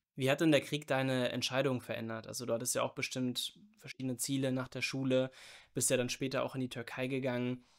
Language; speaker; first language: German; native; German